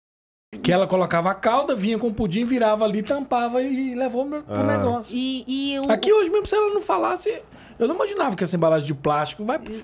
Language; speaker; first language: Portuguese; native; Portuguese